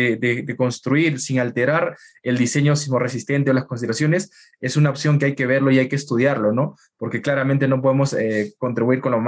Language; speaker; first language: Spanish; native; Spanish